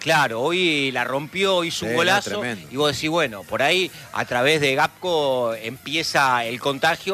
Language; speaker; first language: Spanish; native; Spanish